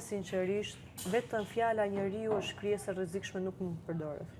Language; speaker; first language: Albanian; native; Albanian